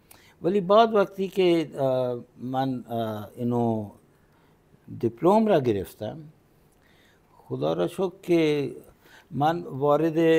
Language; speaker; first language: Persian; non-native, fluent; Punjabi